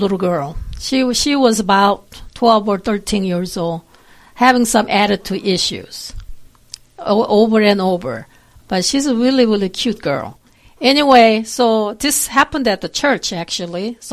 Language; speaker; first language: English; non-native, fluent; Korean